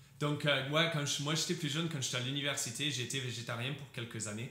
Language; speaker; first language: French; native; French